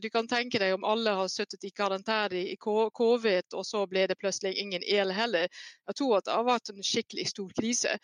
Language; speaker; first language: Norwegian; non-native, fluent; Dutch